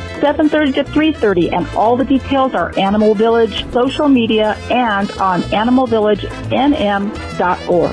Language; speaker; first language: English; native; English